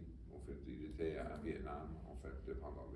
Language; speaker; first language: French; non-native, fluent; English